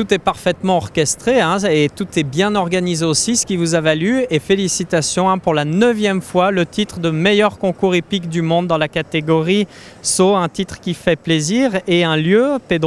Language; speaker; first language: French; native; French